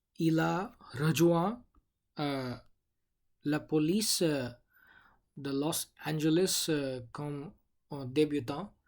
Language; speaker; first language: French; non-native, learner; English